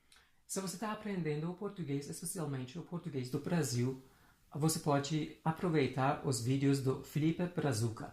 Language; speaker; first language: Portuguese; non-native, fluent; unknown